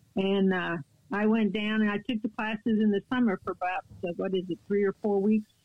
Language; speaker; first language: English; native; English